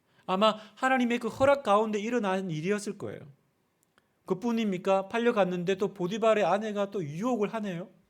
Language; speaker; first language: Korean; native; Korean